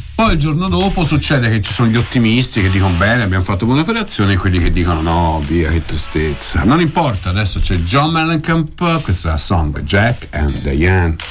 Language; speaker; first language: Italian; native; Italian